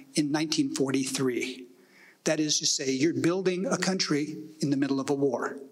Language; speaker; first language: English; native; English